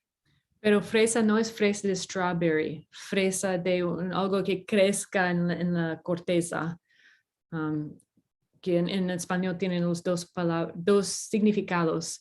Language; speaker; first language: Spanish; non-native, fluent; English